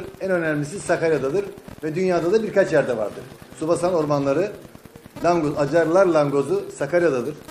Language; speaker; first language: Turkish; native; Turkish